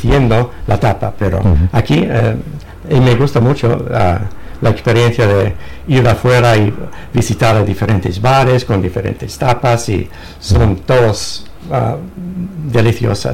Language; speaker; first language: Spanish; non-native, fluent; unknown